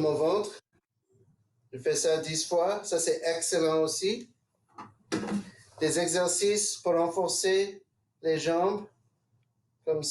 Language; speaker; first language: French; non-native, local second language; English